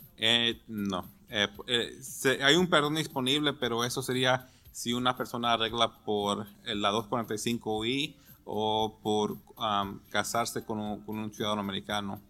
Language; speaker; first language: Spanish; early bilingual, heritage; Spanish